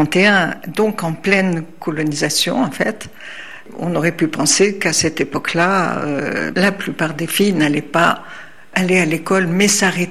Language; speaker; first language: French; non-native, local second language; Arabic